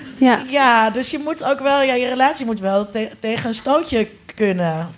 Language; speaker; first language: Dutch; native; Dutch